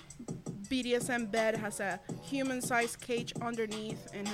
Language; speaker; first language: English; non-native, fluent; Spanish